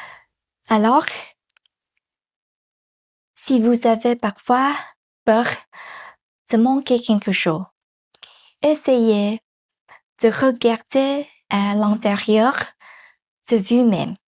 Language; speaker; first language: French; non-native, learner; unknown